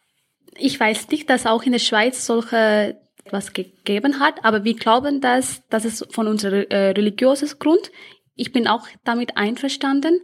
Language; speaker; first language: German; early bilingual, other home language; Tamil